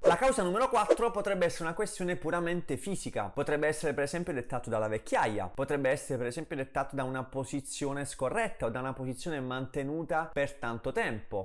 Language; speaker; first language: Italian; native; Italian